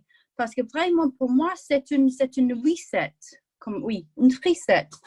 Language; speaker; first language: French; non-native, fluent; English